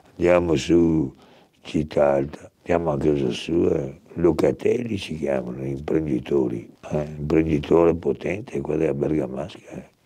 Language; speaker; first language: Italian; native; Italian